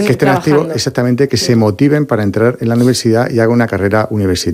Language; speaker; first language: Spanish; native; Spanish